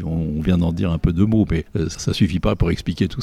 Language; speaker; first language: French; native; French